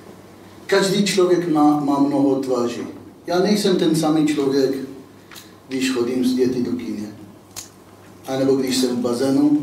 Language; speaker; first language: Czech; non-native, fluent; Hebrew